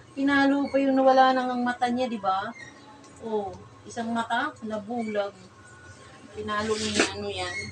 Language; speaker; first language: Filipino; non-native, local second language; Cebuano